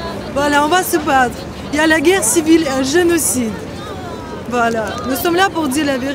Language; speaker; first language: French; non-native, fluent; Russian